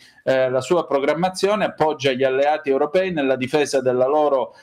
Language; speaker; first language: Italian; native; Italian